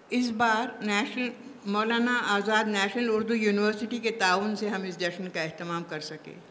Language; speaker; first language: Urdu; native; Urdu